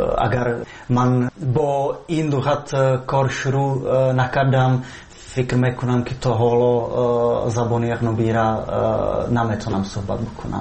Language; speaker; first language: Persian; non-native, learner; Czech